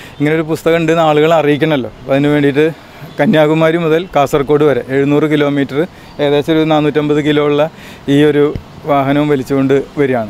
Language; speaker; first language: Malayalam; native; Malayalam